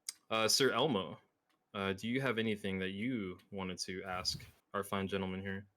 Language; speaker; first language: English; native; English